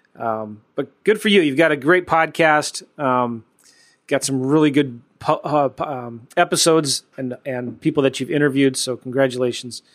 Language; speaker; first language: English; native; English